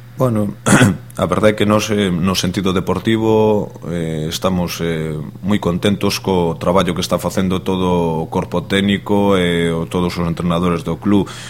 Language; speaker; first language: Galician; non-native, local second language; Spanish